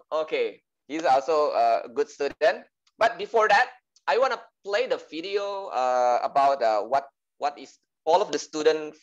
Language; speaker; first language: English; non-native, learner; Indonesian